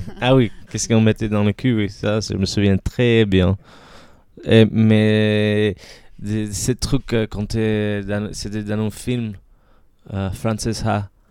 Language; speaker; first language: French; non-native, fluent; Spanish